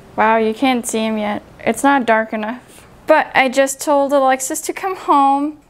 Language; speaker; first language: English; non-native, fluent; German